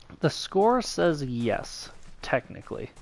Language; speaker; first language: English; native; English